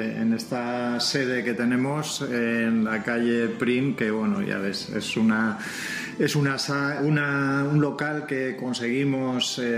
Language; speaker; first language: Spanish; native; Spanish